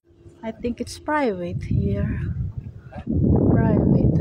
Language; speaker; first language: English; non-native, learner; Filipino